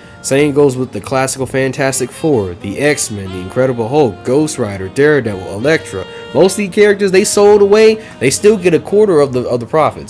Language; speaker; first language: English; native; English